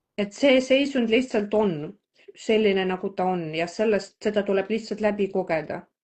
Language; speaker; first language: Estonian; non-native, local second language; Russian